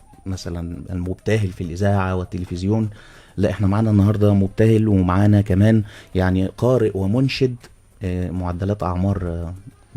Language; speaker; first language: Arabic; native; Arabic